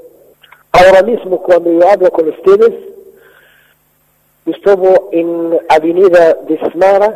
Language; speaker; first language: Spanish; non-native, fluent; Arabic